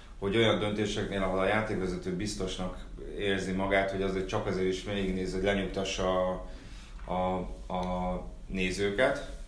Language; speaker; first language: Hungarian; native; Hungarian